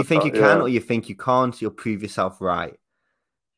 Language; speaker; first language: English; native; English